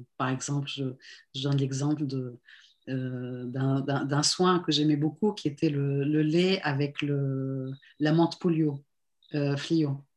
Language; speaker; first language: French; non-native, local second language; Arabic